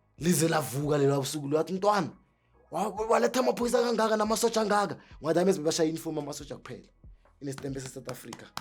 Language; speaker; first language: Zulu; native; Zulu